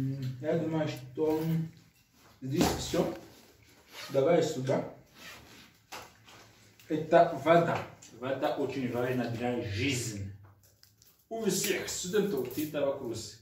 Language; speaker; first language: Russian; non-native, learner; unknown